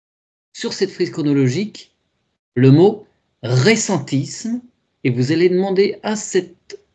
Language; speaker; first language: French; native; French